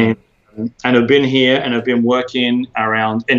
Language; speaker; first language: English; native; English